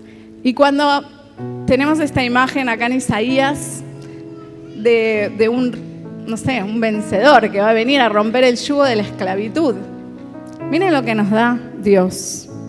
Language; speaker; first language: Spanish; native; Spanish